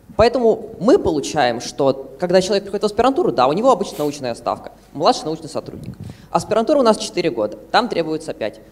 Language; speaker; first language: Russian; native; Russian